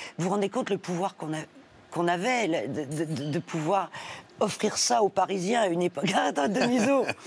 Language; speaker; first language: French; early bilingual, other home language; Spanish